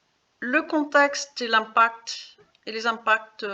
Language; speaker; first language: French; native; French